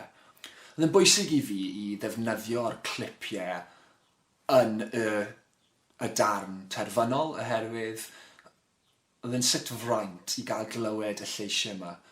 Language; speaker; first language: Welsh; non-native, local second language; English